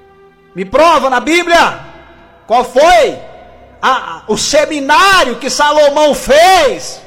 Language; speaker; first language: Portuguese; native; Portuguese